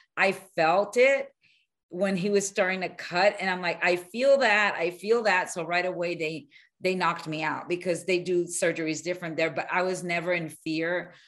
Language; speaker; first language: English; early bilingual, other home language; Spanish